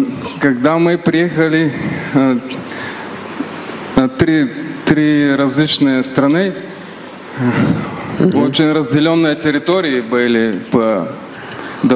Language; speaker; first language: Russian; non-native, learner; Bulgarian